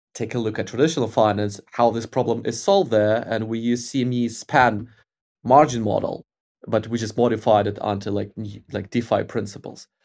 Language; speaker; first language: English; non-native, fluent; Ukrainian